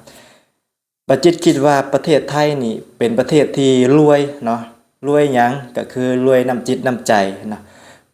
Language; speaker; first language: Thai; non-native, local second language; Northeastern Thai